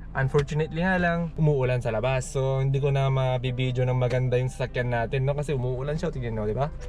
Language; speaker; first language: Filipino; native; Filipino